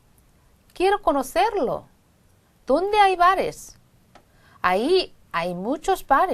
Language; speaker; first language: Spanish; non-native, fluent; Korean